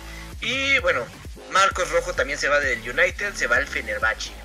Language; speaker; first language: Spanish; native; Spanish